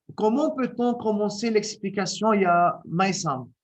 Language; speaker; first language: French; non-native, local second language; Arabic